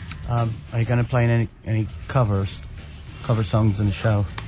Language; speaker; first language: English; non-native, fluent; Portuguese